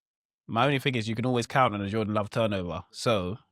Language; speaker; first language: English; native; English